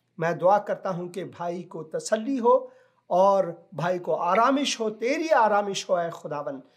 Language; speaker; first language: Urdu; non-native, local second language; Punjabi